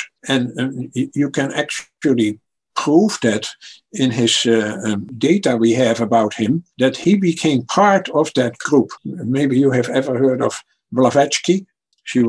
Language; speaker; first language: English; non-native, fluent; Dutch